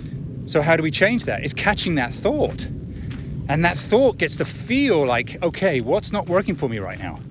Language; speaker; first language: English; native; English